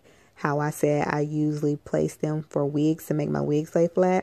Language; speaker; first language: English; native; English